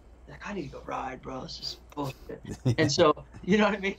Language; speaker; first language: English; native; English